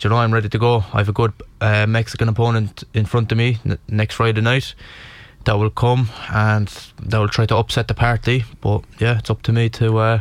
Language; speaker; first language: English; native; English